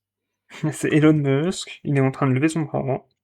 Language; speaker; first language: French; native; French